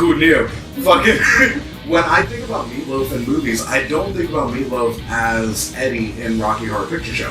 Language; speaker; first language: English; native; English